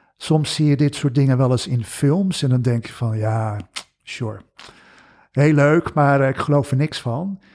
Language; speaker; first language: Dutch; early bilingual, other home language; English